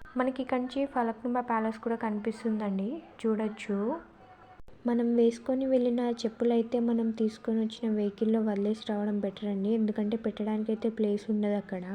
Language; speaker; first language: Telugu; native; Telugu